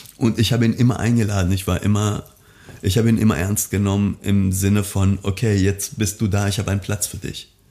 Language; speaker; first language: German; early bilingual, other home language; Persian